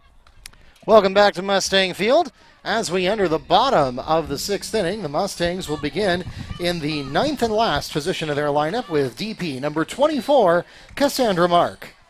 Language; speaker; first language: English; native; English